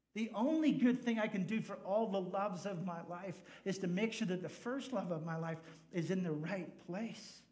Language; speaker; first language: English; native; English